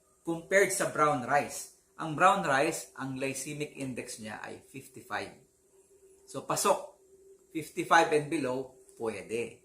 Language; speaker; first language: Filipino; native; Filipino